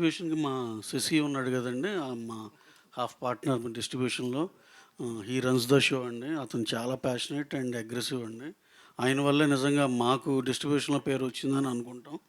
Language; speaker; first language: Telugu; native; Telugu